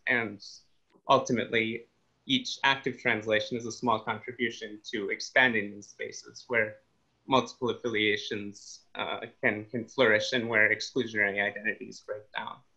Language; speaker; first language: English; native; English